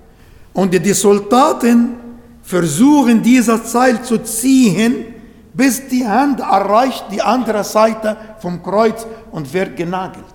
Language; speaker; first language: German; non-native, learner; Arabic